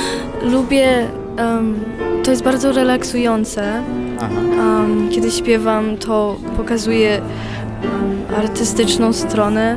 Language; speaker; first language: Polish; early bilingual, heritage; English